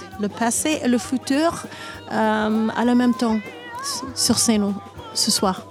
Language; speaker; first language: French; non-native, learner; English